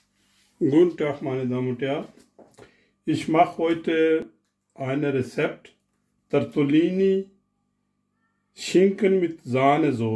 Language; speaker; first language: German; non-native, learner; Urdu